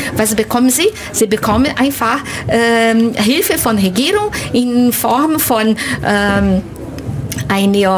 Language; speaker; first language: German; non-native, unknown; Portuguese